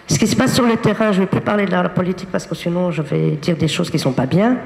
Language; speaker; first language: French; native; French